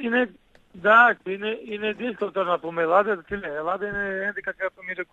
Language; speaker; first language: Greek; non-native, learner; Portuguese